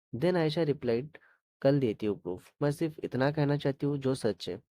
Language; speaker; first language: Hindi; non-native, local second language; Marathi